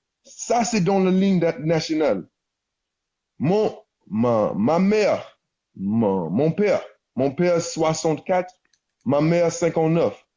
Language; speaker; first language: French; non-native, learner; English